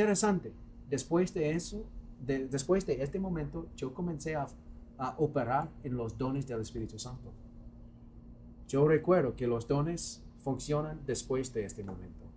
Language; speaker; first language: Spanish; non-native, fluent; English